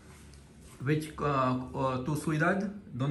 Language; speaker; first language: Spanish; non-native, learner; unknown